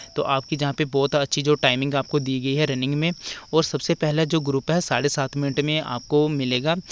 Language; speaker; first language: Hindi; non-native, local second language; Punjabi